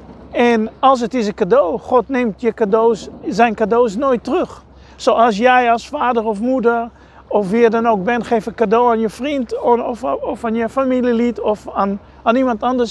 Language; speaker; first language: Dutch; non-native, fluent; Hebrew